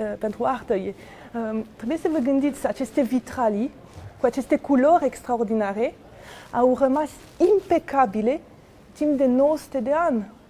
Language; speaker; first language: Romanian; non-native, fluent; French